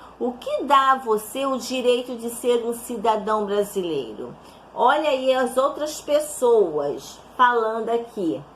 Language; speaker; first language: Portuguese; native; Portuguese